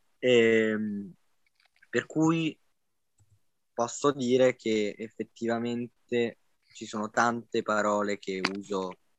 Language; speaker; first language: Italian; native; Italian